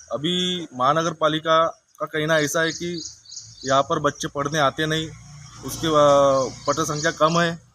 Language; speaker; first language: Hindi; non-native, local second language; Marathi